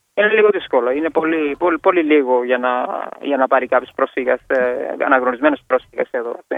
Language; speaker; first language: Greek; non-native, fluent; Kashmiri